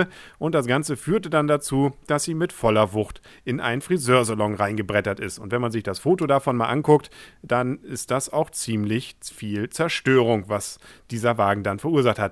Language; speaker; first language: German; native; German